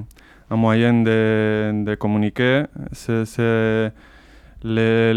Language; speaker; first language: French; non-native, learner; Basque